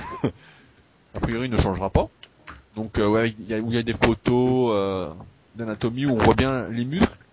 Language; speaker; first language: French; native; French